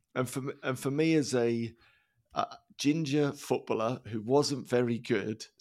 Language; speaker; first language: English; native; English